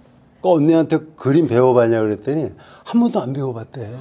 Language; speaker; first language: Korean; native; Korean